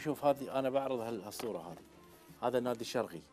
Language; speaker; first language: Arabic; native; Arabic